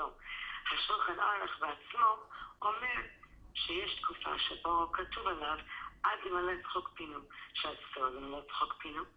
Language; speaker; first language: Hebrew; non-native, fluent; English